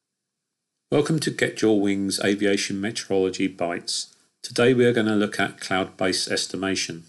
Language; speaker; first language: English; native; English